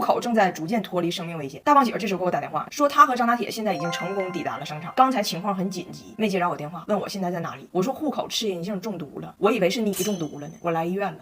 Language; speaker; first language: Chinese; native; Chinese